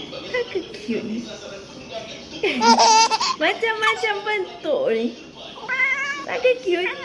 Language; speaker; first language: Malay; native; Malay